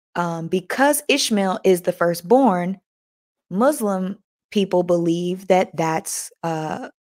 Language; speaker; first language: English; native; English